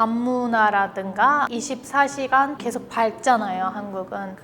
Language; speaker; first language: Korean; non-native, fluent; Turkish